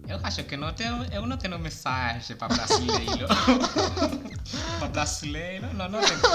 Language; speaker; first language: Portuguese; non-native, learner; Haitian Creole